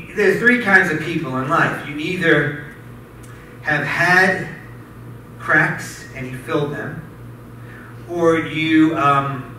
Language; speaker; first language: English; native; English